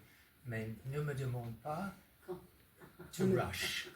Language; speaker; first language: French; non-native, fluent; English